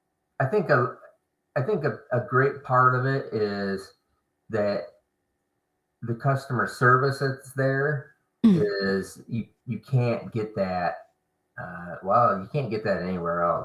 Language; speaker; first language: English; native; English